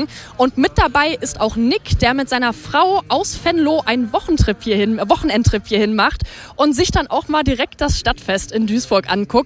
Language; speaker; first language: German; native; German